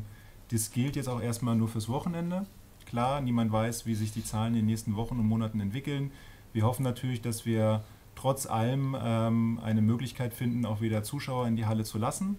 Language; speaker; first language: German; native; German